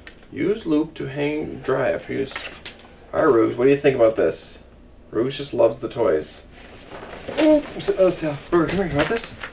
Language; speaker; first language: English; native; English